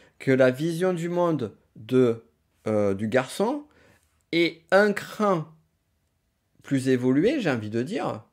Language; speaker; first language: French; native; French